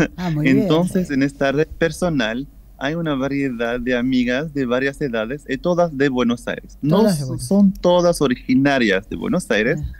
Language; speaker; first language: Spanish; non-native, fluent; English